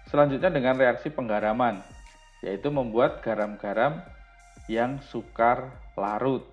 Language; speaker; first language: Indonesian; native; Indonesian